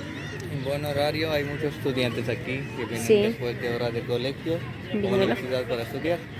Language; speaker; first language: Spanish; non-native, learner; Urdu